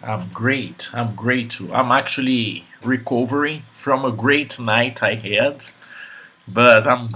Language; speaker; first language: English; non-native, fluent; Portuguese